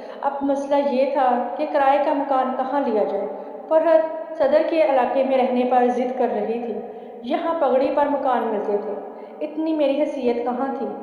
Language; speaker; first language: Urdu; native; Urdu